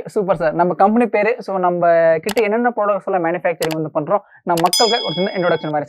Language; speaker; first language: Tamil; native; Tamil